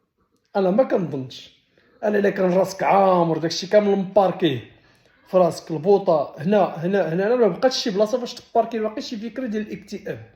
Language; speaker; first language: Arabic; native; Arabic